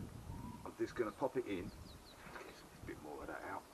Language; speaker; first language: English; native; English